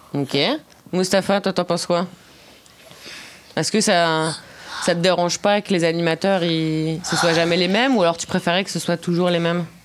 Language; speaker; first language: French; native; French